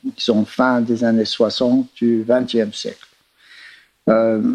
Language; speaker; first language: French; non-native, fluent; English